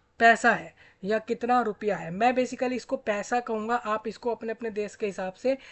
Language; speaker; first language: Hindi; native; Hindi